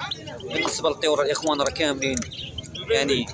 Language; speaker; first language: Arabic; native; Arabic